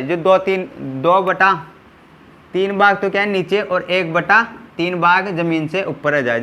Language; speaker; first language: Hindi; native; Hindi